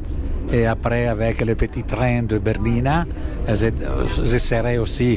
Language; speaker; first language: French; non-native, learner; Italian